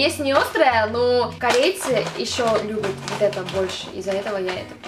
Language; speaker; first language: Russian; non-native, learner; Korean